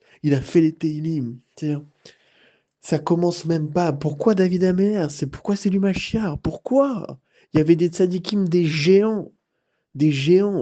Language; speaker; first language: French; native; French